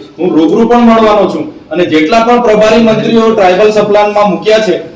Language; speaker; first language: Gujarati; non-native, local second language; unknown